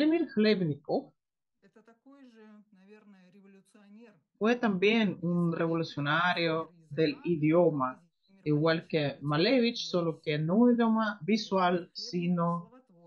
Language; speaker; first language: Spanish; non-native, fluent; Russian